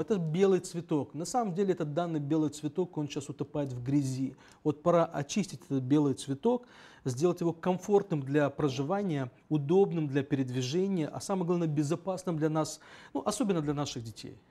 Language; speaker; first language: Russian; native; Russian